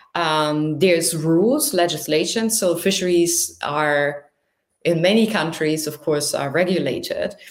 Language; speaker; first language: English; non-native, fluent; German